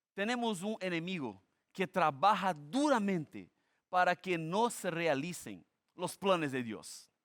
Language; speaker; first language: Spanish; non-native, fluent; Portuguese